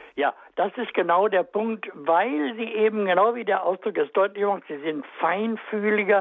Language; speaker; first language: German; native; German